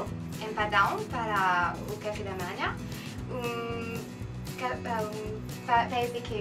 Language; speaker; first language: Portuguese; non-native, learner; French